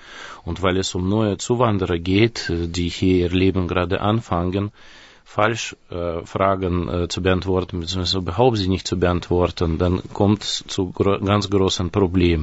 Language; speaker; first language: German; non-native, fluent; Russian